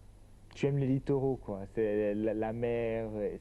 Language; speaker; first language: French; native; French